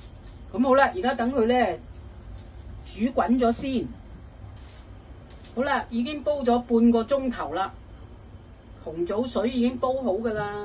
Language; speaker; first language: Cantonese; native; Cantonese